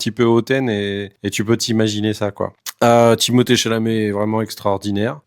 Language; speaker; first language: French; native; French